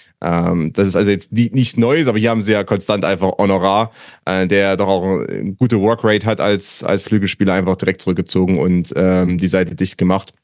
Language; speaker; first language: German; native; German